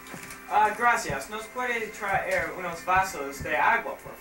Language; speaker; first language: Spanish; non-native, learner; English